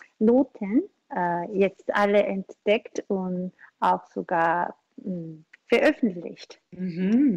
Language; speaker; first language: German; non-native, learner; Korean